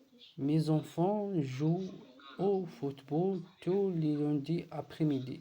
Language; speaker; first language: French; non-native, learner; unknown